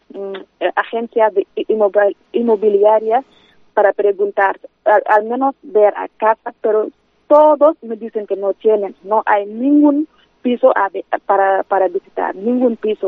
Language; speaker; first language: Spanish; non-native, fluent; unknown